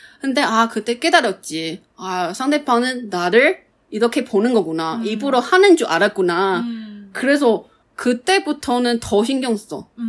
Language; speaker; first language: Korean; non-native, fluent; Chinese